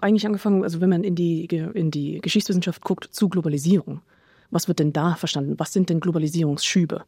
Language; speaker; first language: German; native; German